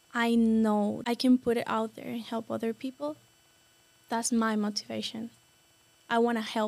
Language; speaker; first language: English; non-native, fluent; Spanish